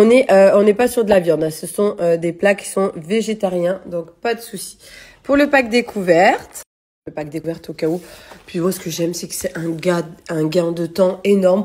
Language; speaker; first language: French; native; French